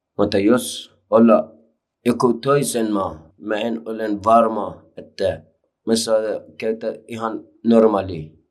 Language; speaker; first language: Finnish; non-native, learner; Persian